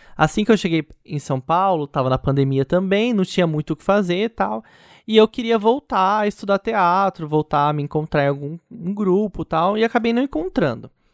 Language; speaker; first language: Portuguese; native; Portuguese